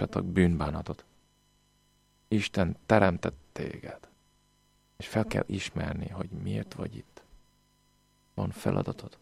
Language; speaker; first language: Hungarian; non-native, fluent; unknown